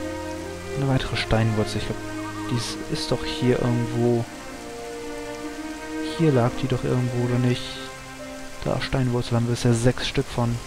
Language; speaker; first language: German; native; German